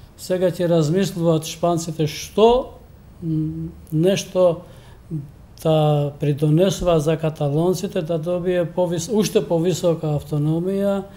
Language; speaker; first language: Macedonian; non-native, local second language; Albanian